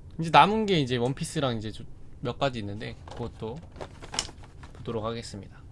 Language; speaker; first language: Korean; native; Korean